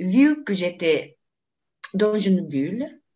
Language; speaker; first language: French; non-native, learner; Japanese